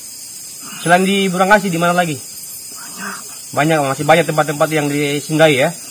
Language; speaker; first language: Indonesian; native; Indonesian